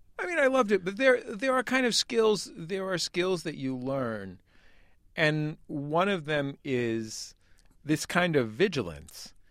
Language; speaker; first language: English; native; English